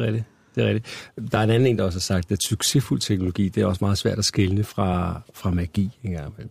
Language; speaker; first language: Danish; native; Danish